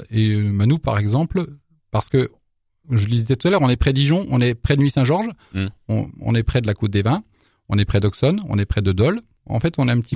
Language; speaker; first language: French; native; French